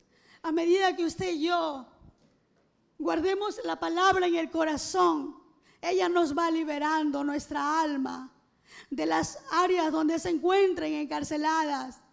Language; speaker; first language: Spanish; native; Spanish